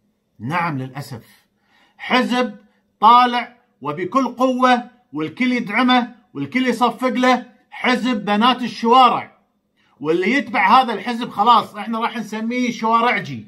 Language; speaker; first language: Arabic; native; Arabic